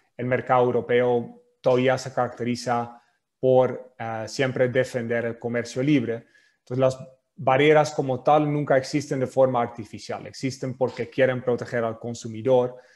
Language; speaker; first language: Spanish; non-native, fluent; Dutch